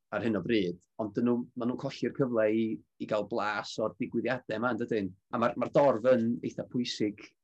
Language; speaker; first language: Welsh; native; Welsh